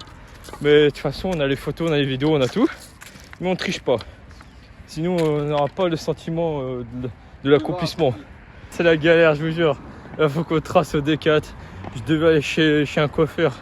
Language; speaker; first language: French; native; French